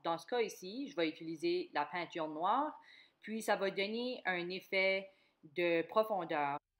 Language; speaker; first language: French; native; French